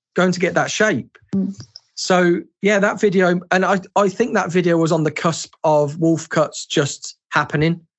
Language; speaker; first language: English; native; English